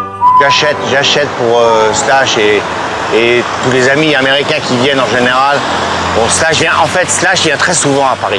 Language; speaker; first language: French; native; French